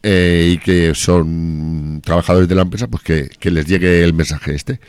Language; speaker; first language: Spanish; native; Spanish